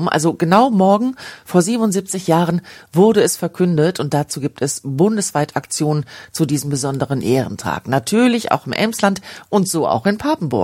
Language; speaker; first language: German; native; German